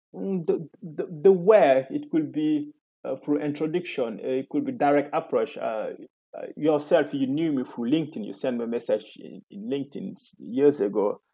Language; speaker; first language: English; non-native, fluent; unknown